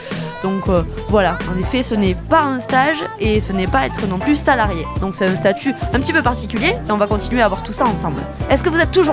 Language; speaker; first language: French; native; French